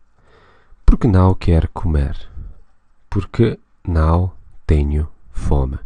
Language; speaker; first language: Portuguese; non-native, fluent; Russian